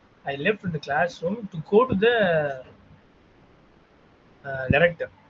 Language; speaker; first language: English; non-native, local second language; Tamil